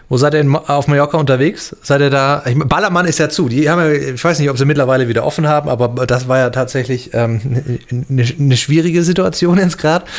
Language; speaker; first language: German; native; German